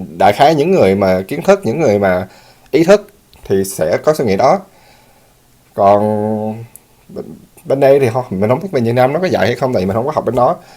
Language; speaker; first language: Vietnamese; early bilingual, heritage; Vietnamese